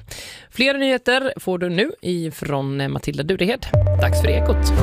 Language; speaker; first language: Swedish; native; Swedish